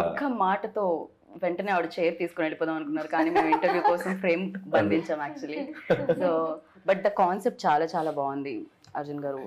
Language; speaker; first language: Telugu; native; Telugu